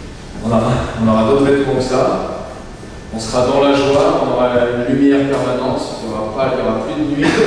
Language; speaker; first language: French; native; French